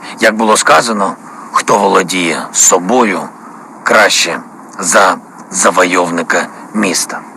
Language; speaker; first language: Ukrainian; non-native, local second language; Russian